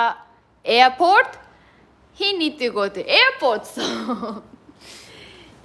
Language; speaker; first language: English; non-native, learner; Japanese